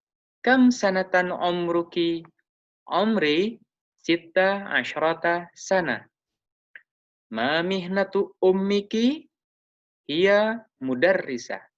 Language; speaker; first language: Arabic; non-native, fluent; Indonesian